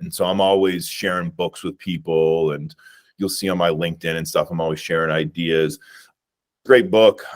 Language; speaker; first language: English; native; English